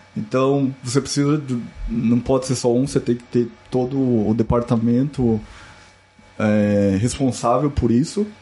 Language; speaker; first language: Portuguese; native; Portuguese